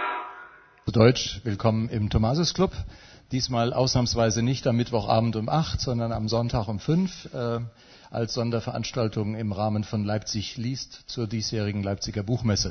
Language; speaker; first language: German; native; German